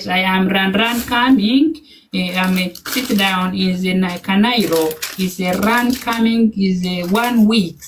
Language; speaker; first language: English; non-native, learner; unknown